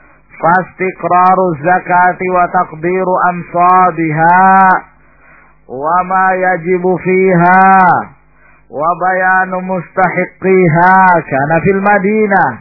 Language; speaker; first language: Arabic; non-native, fluent; Indonesian